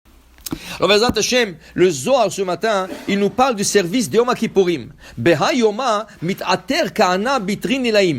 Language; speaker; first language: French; non-native, fluent; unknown